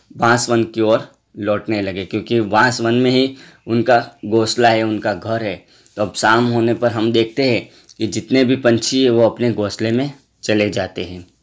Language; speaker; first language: Hindi; non-native, local second language; Gujarati